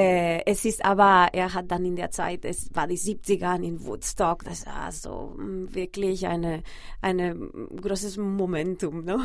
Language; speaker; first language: German; non-native, fluent; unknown